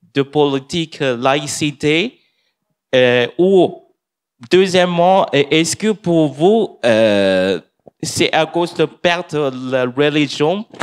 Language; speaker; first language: French; non-native, fluent; English